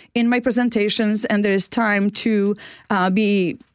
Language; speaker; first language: English; non-native, fluent; Polish